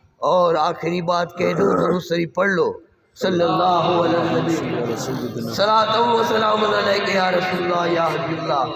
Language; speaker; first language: Urdu; non-native, local second language; Gujarati